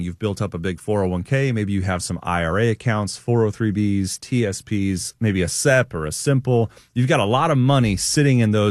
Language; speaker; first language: English; native; English